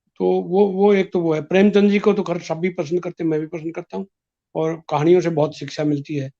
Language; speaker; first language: Hindi; native; Hindi